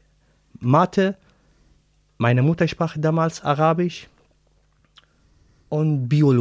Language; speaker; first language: German; non-native, learner; Arabic